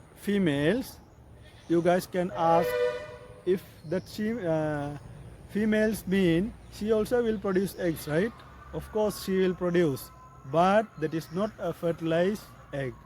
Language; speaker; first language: English; non-native, local second language; Tamil